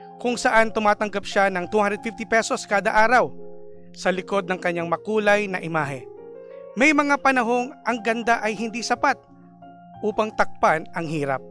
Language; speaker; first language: Filipino; native; Filipino